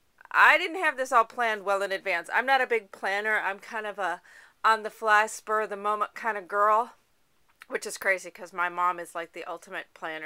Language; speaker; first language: English; native; English